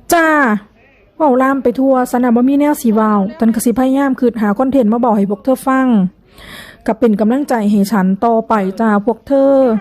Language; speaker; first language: Thai; native; Thai